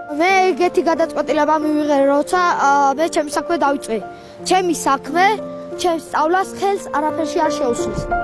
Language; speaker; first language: Georgian; non-native, local second language; Svan